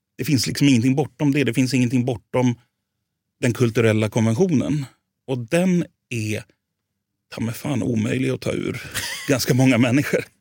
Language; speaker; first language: Swedish; native; Swedish